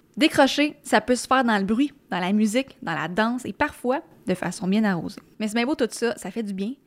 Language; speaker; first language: French; native; French